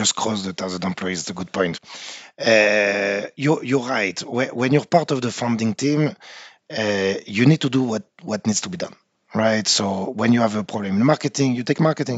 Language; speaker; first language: English; non-native, fluent; French